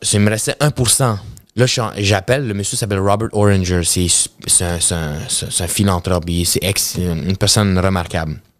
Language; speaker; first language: French; early bilingual, other home language; Russian